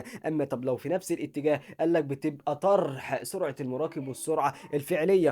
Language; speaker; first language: Arabic; native; Arabic